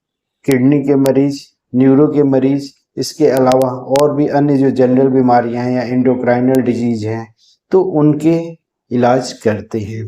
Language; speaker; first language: Hindi; native; Hindi